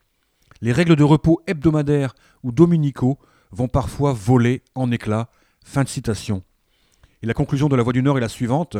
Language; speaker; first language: French; native; French